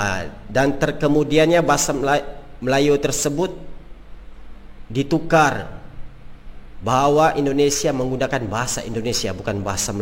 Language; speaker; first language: Malay; native; Malay